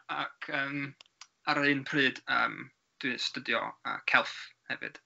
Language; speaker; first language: Welsh; non-native, learner; English